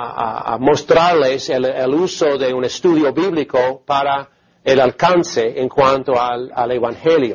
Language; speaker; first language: Spanish; non-native, fluent; English